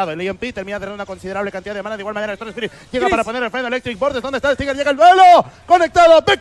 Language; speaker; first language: Spanish; native; Spanish